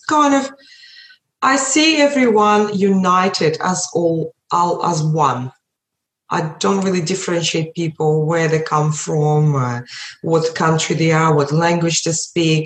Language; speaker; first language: English; early bilingual, other home language; Russian